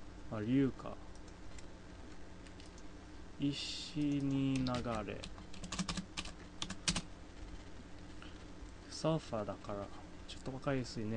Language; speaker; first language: Japanese; non-native, fluent; English